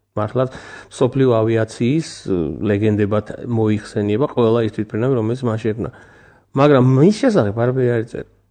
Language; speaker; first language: Georgian; native; Georgian